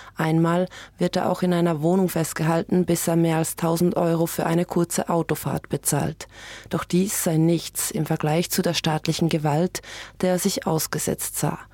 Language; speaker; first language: German; native; German